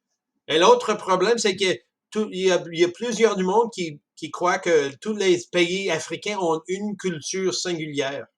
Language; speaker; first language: French; non-native, fluent; English